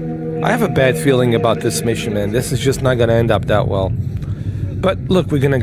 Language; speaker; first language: English; native; English